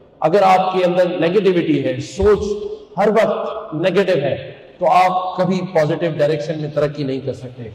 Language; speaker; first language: Urdu; native; Urdu